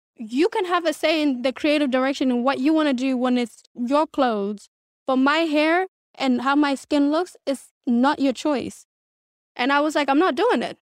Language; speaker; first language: English; early bilingual, other home language; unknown